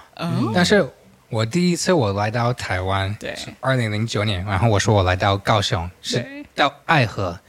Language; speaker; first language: Chinese; non-native, fluent; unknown